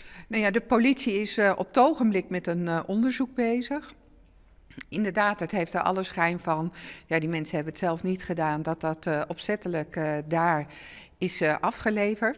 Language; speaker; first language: Dutch; native; Dutch